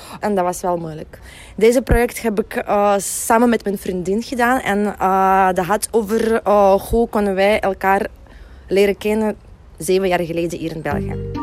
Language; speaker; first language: Dutch; non-native, learner; Russian